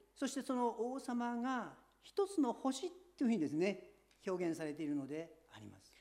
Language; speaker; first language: Japanese; native; Japanese